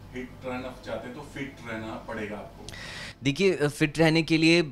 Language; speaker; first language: Hindi; native; Hindi